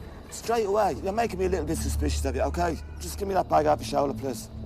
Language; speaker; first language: English; native; English